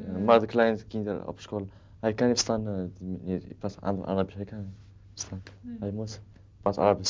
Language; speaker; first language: Dutch; non-native, learner; Arabic